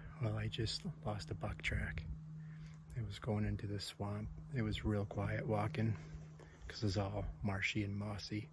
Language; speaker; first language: English; native; English